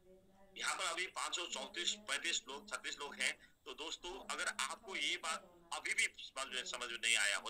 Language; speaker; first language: Hindi; native; Hindi